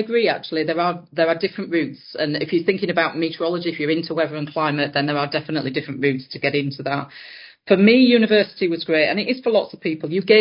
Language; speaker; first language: English; native; English